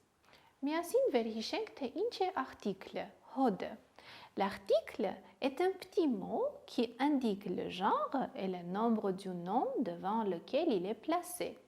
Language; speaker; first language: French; non-native, fluent; Armenian